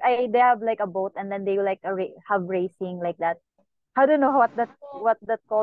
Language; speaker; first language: English; non-native, local second language; Cebuano